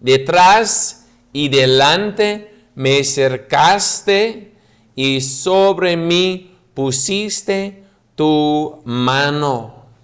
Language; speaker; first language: Spanish; non-native, fluent; English